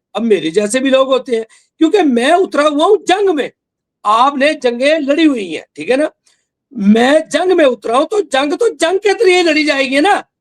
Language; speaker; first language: Urdu; non-native, local second language; Punjabi